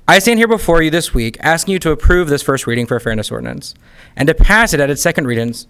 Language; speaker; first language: English; native; English